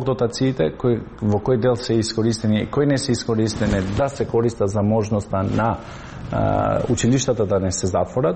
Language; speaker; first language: Macedonian; non-native, local second language; Albanian